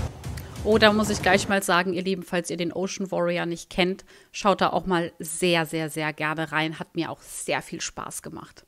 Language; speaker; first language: German; native; German